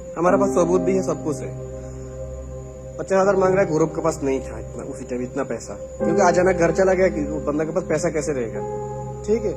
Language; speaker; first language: Hindi; non-native, fluent; Bangla